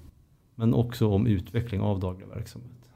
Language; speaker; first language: Swedish; native; Swedish